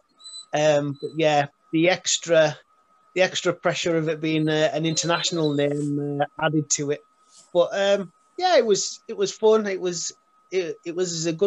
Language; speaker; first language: English; native; English